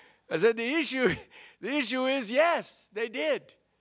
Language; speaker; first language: English; native; English